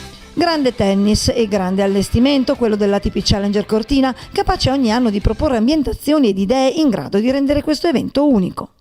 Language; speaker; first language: Italian; native; Italian